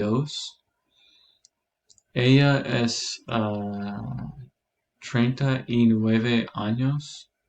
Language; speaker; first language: Spanish; non-native, learner; English